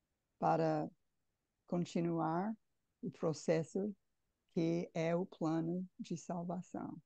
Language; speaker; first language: Portuguese; non-native, fluent; English